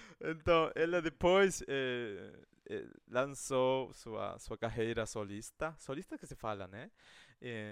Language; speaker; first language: Portuguese; non-native, fluent; Spanish